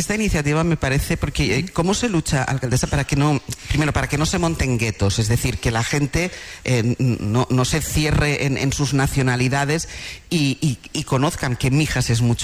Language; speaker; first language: Spanish; native; Spanish